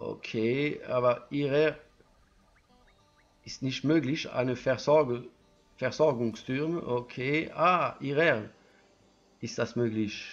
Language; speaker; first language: German; non-native, learner; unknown